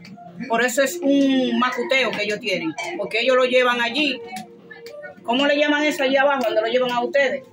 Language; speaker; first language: Spanish; native; Spanish